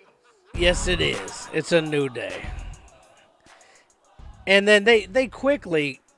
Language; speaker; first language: English; native; English